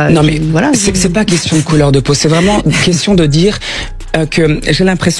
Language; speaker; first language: French; early bilingual, other home language; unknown